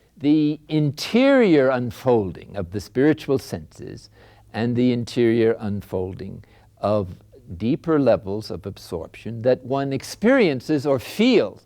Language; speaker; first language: English; native; English